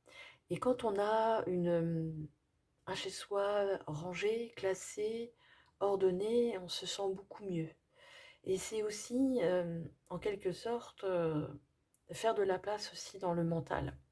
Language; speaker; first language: French; native; French